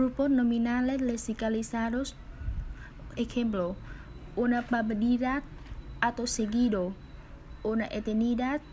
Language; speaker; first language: Spanish; non-native, learner; Vietnamese